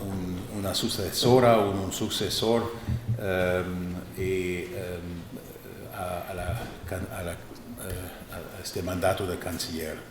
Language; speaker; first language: Spanish; non-native, fluent; German